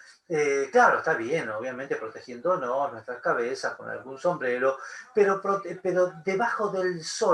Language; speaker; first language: Spanish; native; Spanish